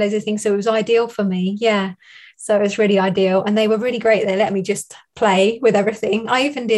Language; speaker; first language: English; native; English